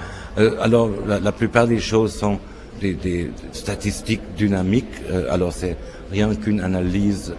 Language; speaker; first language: French; non-native, fluent; German